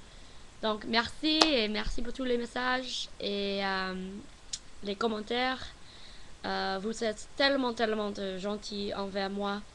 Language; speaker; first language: French; non-native, learner; English